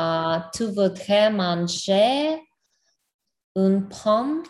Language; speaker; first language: French; non-native, learner; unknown